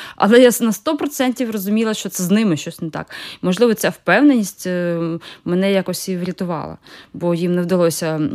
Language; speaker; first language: Ukrainian; native; Ukrainian